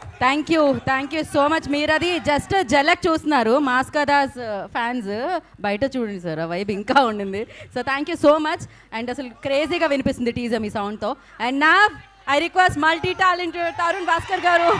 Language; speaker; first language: Telugu; native; Telugu